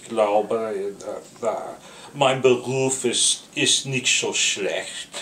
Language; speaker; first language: German; non-native, learner; Spanish